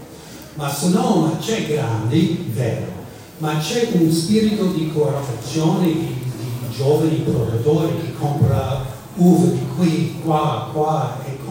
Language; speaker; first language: Italian; non-native, fluent; English